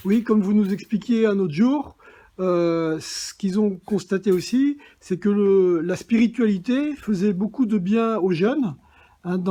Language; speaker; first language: French; native; French